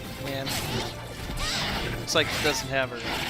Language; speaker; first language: English; native; English